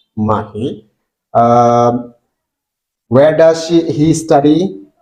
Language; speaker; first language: English; non-native, fluent; Bangla